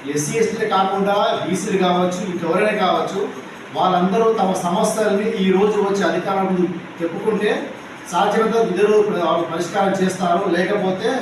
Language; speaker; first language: Telugu; native; Telugu